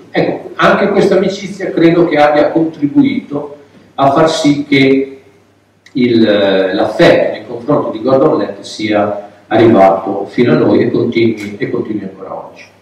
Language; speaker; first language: Italian; native; Italian